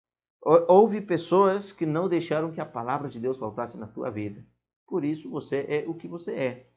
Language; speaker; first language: Portuguese; non-native, fluent; Spanish